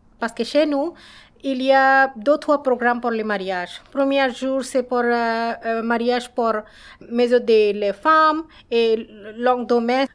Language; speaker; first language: French; non-native, learner; Bangla